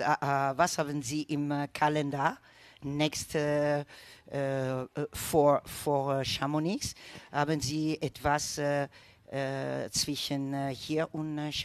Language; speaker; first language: German; non-native, learner; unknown